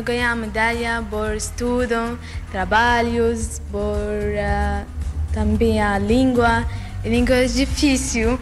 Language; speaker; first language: Portuguese; non-native, learner; Arabic